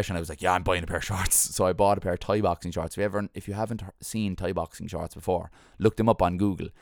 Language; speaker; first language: English; native; English